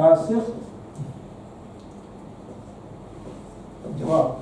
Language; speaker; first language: Persian; non-native, learner; Urdu